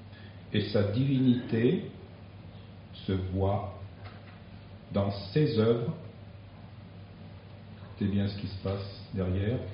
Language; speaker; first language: French; native; French